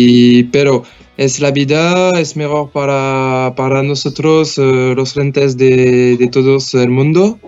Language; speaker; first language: Spanish; non-native, learner; French